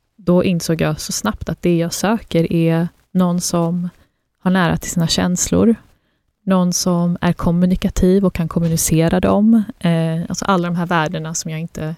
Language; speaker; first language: Swedish; early bilingual, other home language; Persian